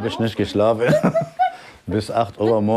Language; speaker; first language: German; non-native, learner; Arabic